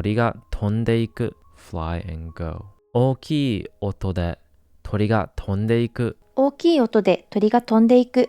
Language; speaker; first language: Japanese; non-native, learner; English